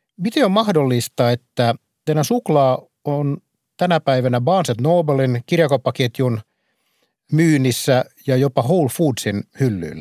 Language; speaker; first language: Finnish; native; Finnish